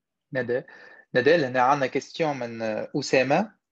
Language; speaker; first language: French; non-native, local second language; Arabic